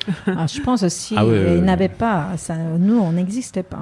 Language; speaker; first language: French; non-native, fluent; Japanese